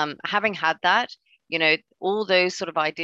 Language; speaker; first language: English; non-native, local second language; Cantonese